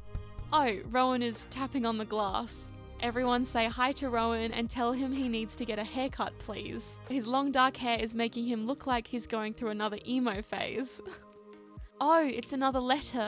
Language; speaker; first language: English; native; English